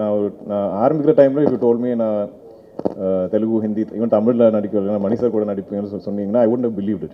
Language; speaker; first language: Tamil; non-native, local second language; Malayalam